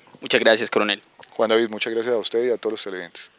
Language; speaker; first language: Spanish; native; Spanish